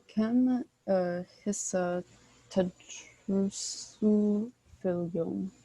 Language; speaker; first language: Arabic; non-native, learner; English